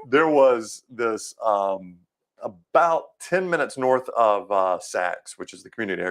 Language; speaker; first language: English; native; English